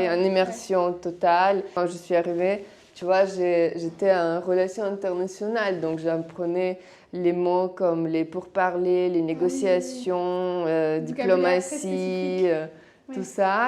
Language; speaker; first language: French; non-native, fluent; Russian